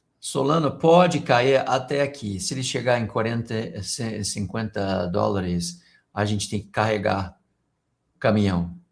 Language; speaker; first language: Portuguese; non-native, fluent; English